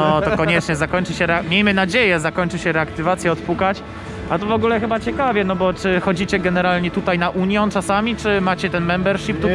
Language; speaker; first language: Polish; native; Polish